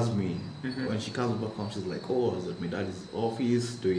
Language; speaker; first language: English; non-native, local second language; Luo (Kenya and Tanzania)